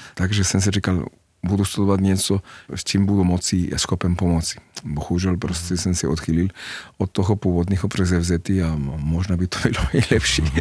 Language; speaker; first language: Czech; non-native, fluent; Spanish